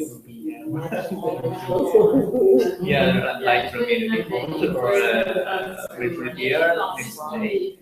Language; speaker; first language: English; non-native, learner; Japanese